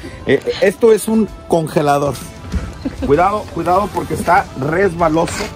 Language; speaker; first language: Spanish; native; Spanish